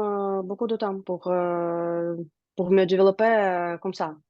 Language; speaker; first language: French; non-native, learner; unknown